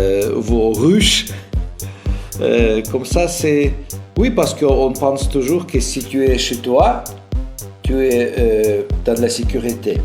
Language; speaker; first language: French; non-native, fluent; Russian